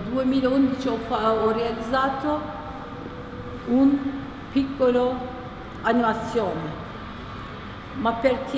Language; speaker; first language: Italian; non-native, learner; Turkish